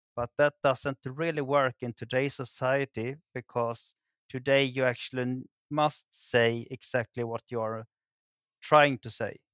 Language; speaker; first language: English; non-native, fluent; Swedish